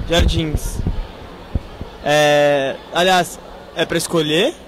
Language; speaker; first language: Portuguese; native; Portuguese